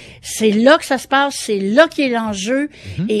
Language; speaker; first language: French; native; French